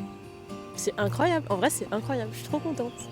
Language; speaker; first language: French; native; French